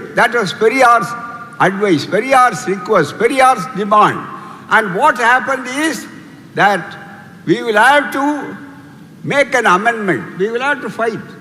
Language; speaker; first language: English; non-native, local second language; Tamil